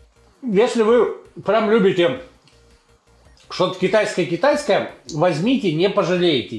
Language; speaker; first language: Russian; native; Russian